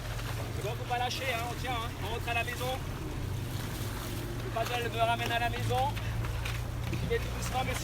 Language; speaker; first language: French; native; French